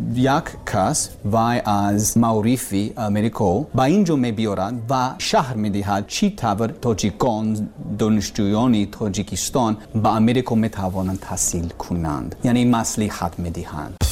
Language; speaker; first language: Persian; non-native, learner; English